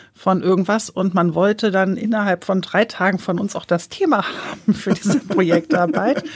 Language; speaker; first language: German; native; German